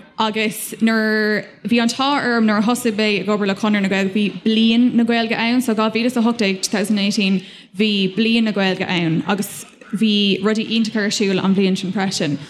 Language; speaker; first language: Irish; non-native, local second language; English